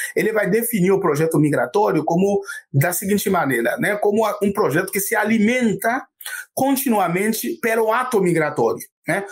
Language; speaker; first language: Portuguese; non-native, fluent; Haitian Creole